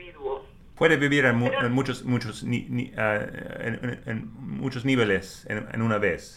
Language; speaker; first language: Spanish; non-native, learner; English